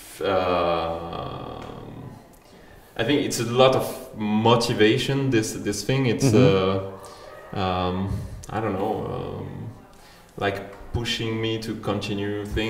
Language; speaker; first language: English; non-native, fluent; French